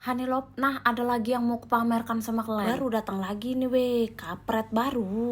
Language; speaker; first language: Indonesian; native; Indonesian